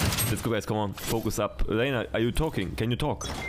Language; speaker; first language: English; non-native, fluent; German